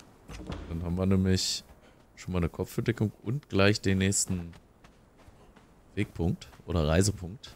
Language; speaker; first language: German; native; German